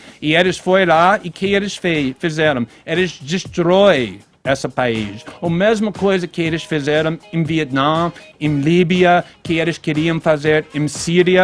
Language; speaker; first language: Portuguese; non-native, fluent; English